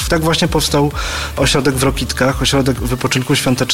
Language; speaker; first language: Polish; native; Polish